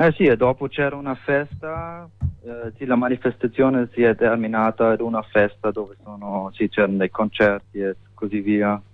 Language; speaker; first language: Italian; non-native, fluent; German